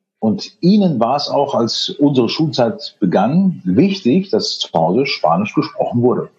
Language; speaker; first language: German; early bilingual, other home language; Spanish